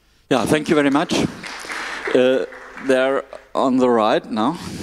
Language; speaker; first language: English; non-native, fluent; German